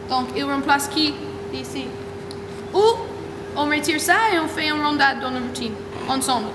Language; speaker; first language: French; non-native, learner; English